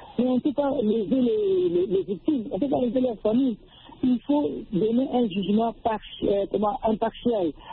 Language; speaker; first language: French; non-native, local second language; Lingala